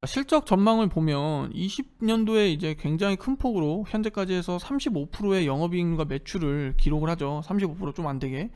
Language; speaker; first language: Korean; native; Korean